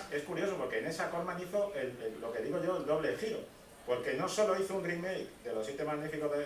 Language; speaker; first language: Spanish; native; Spanish